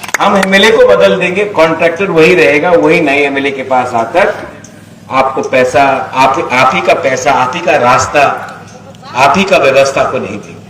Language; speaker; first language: Hindi; non-native, local second language; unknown